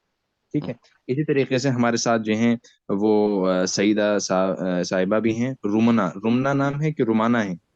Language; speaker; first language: Hindi; native; Hindi